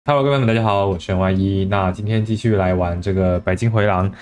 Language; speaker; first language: Chinese; native; Chinese